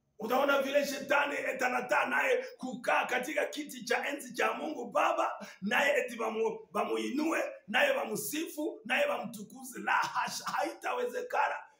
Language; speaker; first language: Swahili; non-native, local second language; Kinyarwanda